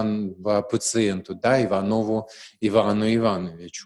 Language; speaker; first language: Russian; native; Russian